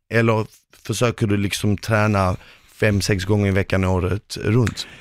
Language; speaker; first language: Swedish; early bilingual, other home language; Bosnian